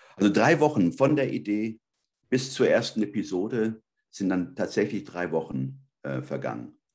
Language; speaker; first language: German; early bilingual, other home language; Spanish